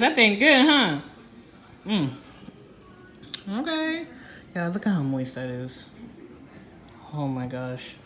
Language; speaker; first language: English; native; English